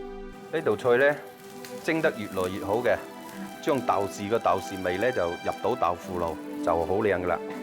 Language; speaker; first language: Chinese; native; Chinese